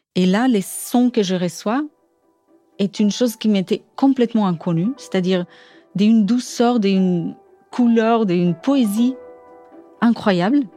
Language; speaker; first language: French; non-native, fluent; Portuguese